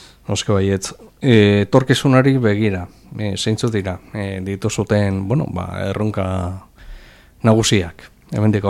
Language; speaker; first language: Basque; native; Basque